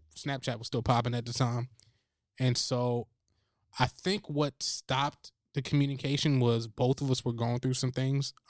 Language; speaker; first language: English; native; English